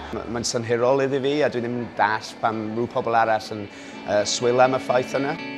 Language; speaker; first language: Welsh; non-native, local second language; English